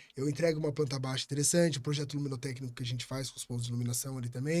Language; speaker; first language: Portuguese; native; Portuguese